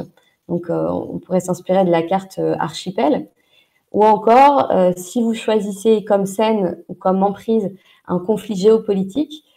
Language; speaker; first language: French; native; French